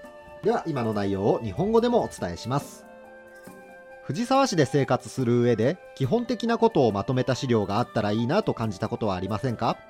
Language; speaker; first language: Japanese; native; Japanese